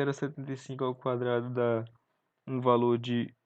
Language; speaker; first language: Portuguese; native; Portuguese